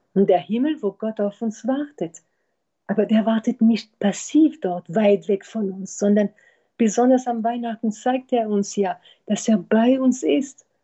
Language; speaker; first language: German; non-native, fluent; French